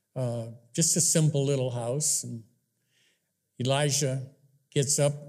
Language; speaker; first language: English; native; English